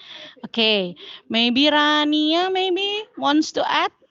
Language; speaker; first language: English; non-native, learner; Indonesian